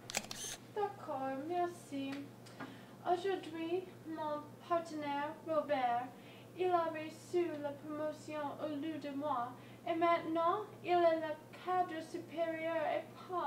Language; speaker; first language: French; non-native, learner; English